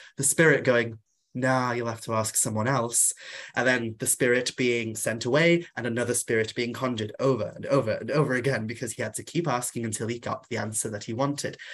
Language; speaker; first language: English; non-native, local second language; Welsh